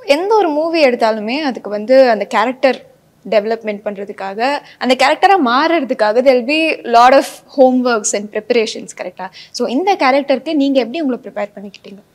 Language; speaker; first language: Tamil; native; Tamil